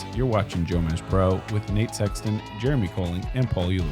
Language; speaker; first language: English; native; English